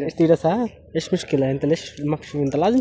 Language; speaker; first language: Arabic; non-native, learner; Bangla